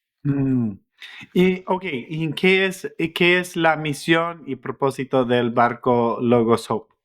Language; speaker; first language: Spanish; non-native, fluent; English